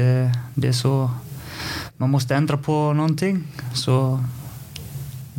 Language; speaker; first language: Swedish; non-native, fluent; Icelandic